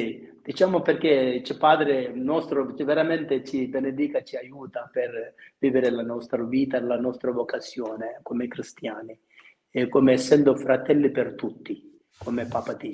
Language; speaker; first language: Italian; non-native, fluent; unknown